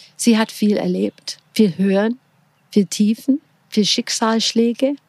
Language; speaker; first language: German; non-native, fluent; English